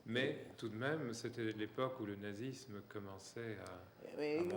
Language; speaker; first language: French; native; French